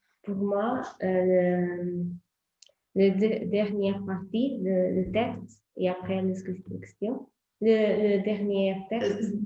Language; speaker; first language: French; non-native, learner; Portuguese